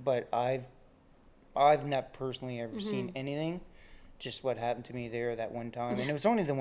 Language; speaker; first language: English; native; English